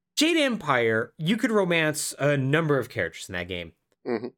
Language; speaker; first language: English; native; English